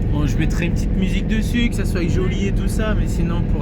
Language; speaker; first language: French; native; French